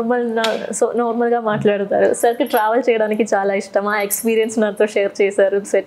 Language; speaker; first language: Telugu; non-native, learner; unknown